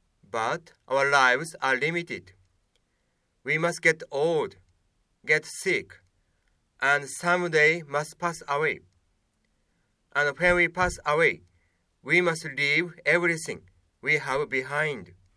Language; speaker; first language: English; non-native, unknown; Japanese